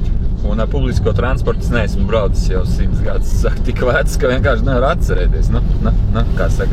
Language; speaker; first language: Latvian; native; Latvian